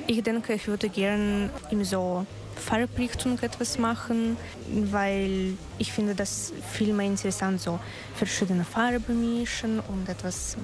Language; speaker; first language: German; non-native, learner; Russian